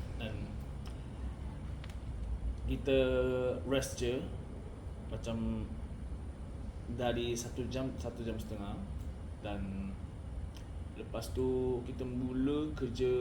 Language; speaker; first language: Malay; non-native, learner; Korean